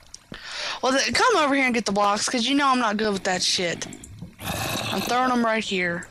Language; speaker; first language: English; native; English